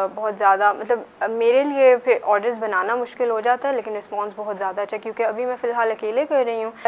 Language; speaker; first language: Urdu; native; Urdu